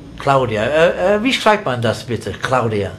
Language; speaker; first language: German; non-native, learner; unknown